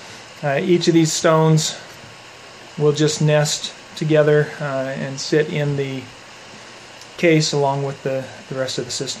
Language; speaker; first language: English; native; English